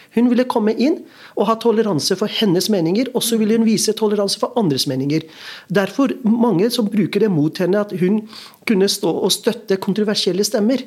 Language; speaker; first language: Norwegian; early bilingual, other home language; Urdu